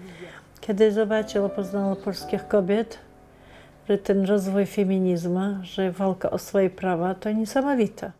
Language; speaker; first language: Polish; non-native, learner; Chechen